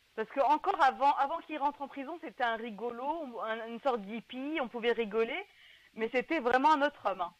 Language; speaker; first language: French; native; French